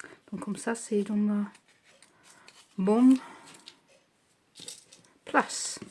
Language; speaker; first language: French; non-native, learner; English